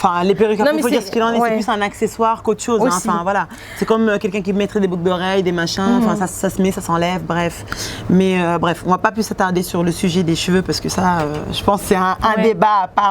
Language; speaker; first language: French; native; French